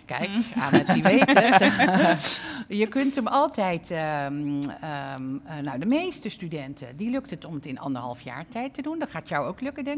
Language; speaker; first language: Dutch; native; Dutch